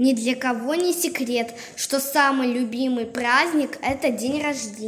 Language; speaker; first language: Russian; native; Russian